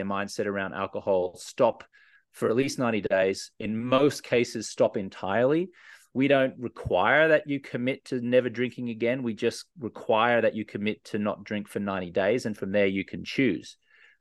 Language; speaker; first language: English; native; English